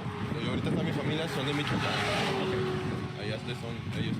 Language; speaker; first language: Spanish; native; Spanish